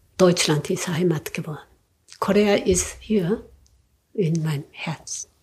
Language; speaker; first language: German; non-native, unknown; Korean